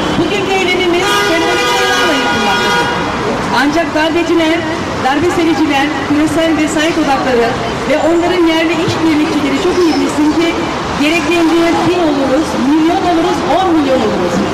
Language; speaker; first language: Turkish; native; Turkish